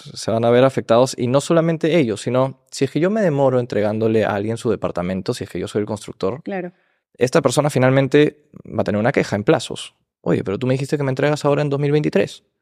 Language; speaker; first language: Spanish; early bilingual, heritage; Spanish